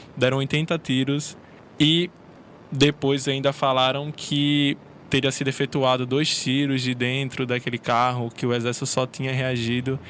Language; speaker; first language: Portuguese; native; Portuguese